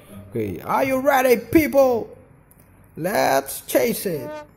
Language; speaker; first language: English; non-native, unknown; Indonesian